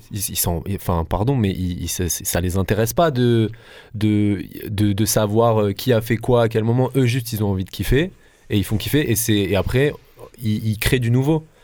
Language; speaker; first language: French; native; French